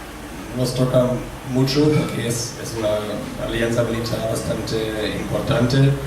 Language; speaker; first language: Spanish; non-native, fluent; German